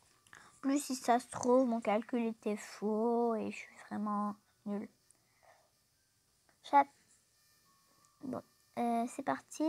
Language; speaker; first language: French; native; French